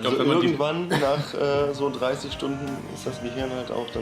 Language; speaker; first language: German; native; German